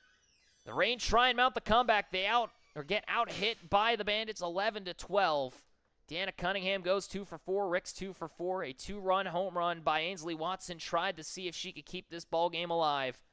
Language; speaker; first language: English; native; English